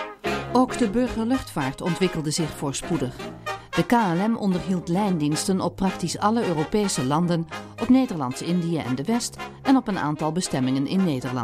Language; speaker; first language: Dutch; native; Dutch